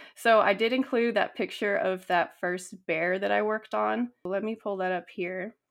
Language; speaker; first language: English; native; English